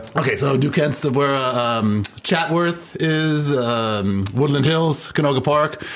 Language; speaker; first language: German; non-native, fluent; English